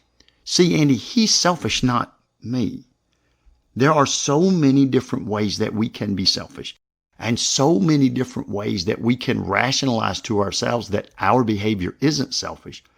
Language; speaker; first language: English; native; English